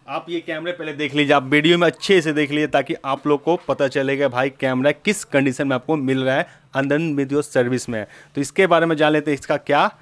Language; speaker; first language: Hindi; native; Hindi